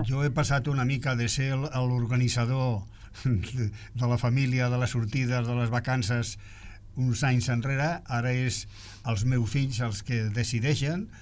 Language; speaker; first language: Catalan; non-native, local second language; Galician